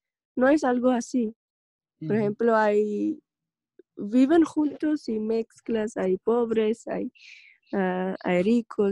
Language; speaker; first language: Spanish; non-native, learner; Russian